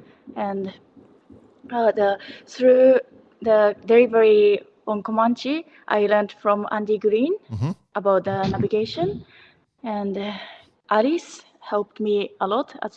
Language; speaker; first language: English; non-native, learner; Japanese